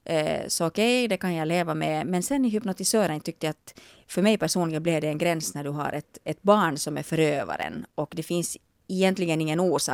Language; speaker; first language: Swedish; native; Swedish